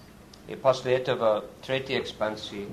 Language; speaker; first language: Russian; non-native, learner; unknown